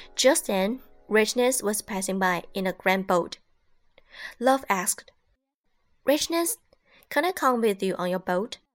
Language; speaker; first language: English; non-native, fluent; Chinese